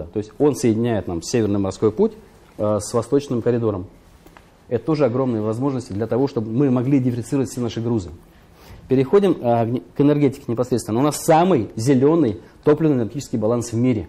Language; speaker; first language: Russian; native; Russian